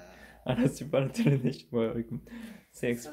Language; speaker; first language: Romanian; non-native, learner; Korean